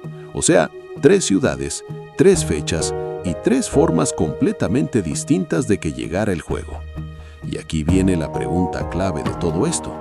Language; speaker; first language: Spanish; native; Spanish